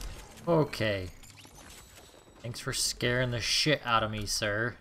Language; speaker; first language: English; native; English